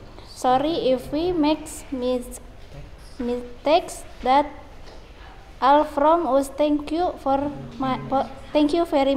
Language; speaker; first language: English; non-native, learner; Indonesian